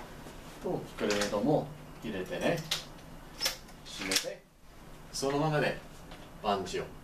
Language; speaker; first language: Japanese; non-native, learner; English